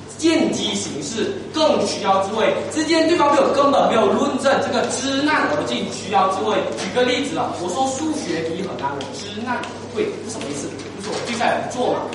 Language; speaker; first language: Chinese; native; Chinese